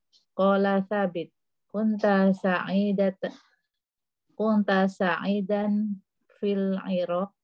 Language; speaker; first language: Arabic; non-native, learner; Indonesian